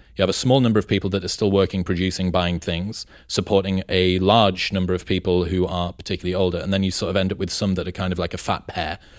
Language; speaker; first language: English; native; English